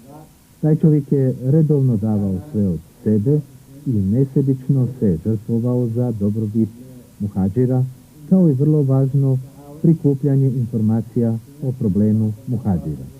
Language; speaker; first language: Bosnian; native; Bosnian